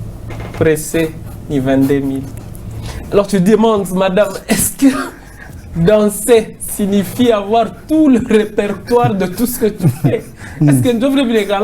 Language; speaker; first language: French; non-native, local second language; Swahili